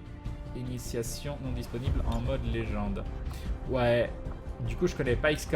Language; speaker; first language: French; native; French